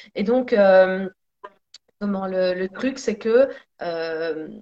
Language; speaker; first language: French; native; French